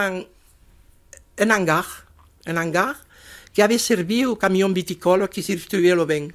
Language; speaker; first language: French; non-native, fluent; Catalan